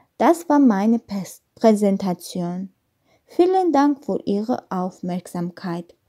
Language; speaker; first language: German; non-native, learner; Armenian